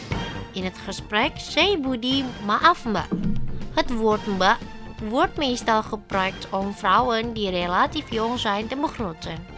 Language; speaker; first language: Dutch; non-native, fluent; Indonesian